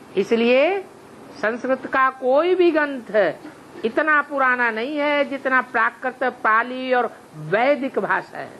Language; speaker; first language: Hindi; native; Hindi